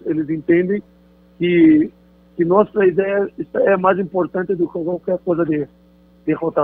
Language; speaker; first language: Spanish; non-native, fluent; Portuguese